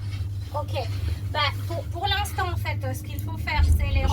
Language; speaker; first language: French; native; French